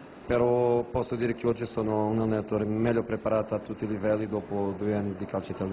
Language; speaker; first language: Italian; non-native, fluent; Portuguese